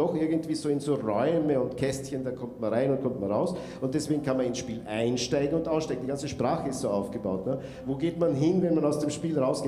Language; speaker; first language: German; native; German